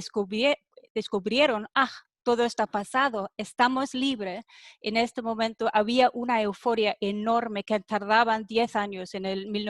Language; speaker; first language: Spanish; non-native, fluent; German